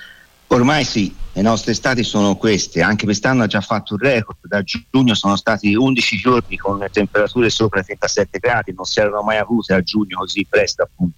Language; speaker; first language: Italian; native; Italian